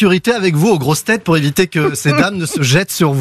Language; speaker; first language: French; native; French